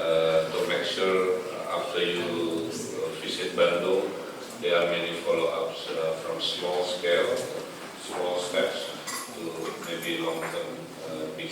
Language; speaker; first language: English; non-native, fluent; Indonesian